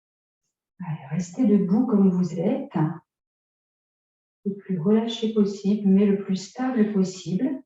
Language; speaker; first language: French; native; French